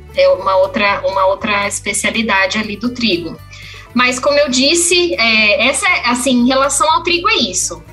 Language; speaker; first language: Portuguese; native; Portuguese